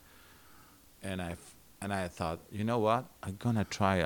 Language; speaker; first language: English; non-native, learner; Italian